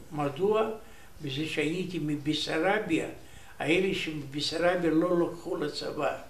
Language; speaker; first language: Hebrew; non-native, learner; Romanian